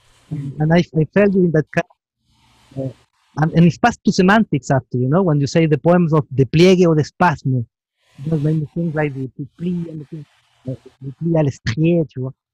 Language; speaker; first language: English; non-native, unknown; Spanish